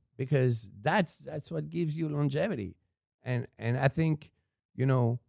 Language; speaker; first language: English; non-native, fluent; French